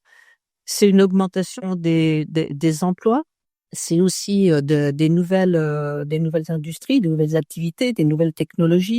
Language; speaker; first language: French; native; French